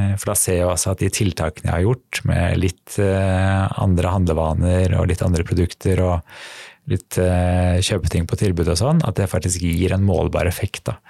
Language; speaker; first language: Norwegian; native; Norwegian